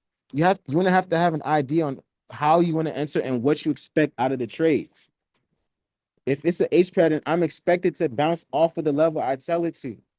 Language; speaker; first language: English; native; English